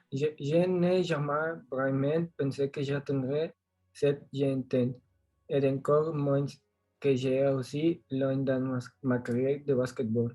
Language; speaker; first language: French; non-native, learner; Spanish